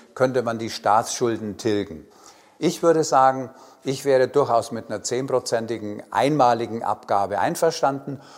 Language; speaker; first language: German; native; German